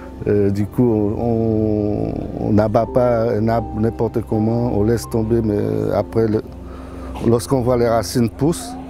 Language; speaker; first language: French; non-native, local second language; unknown